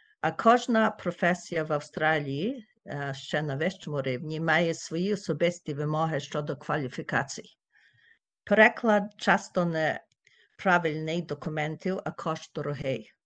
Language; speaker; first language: Ukrainian; early bilingual, heritage; Ukrainian